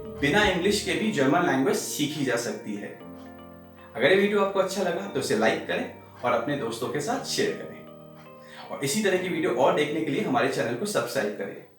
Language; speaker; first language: Hindi; native; Hindi